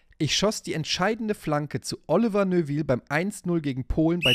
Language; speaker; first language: German; native; German